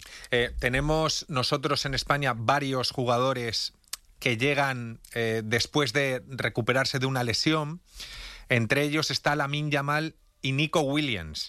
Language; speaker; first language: Spanish; native; Spanish